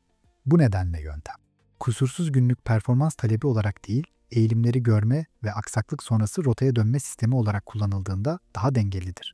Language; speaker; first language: Turkish; native; Turkish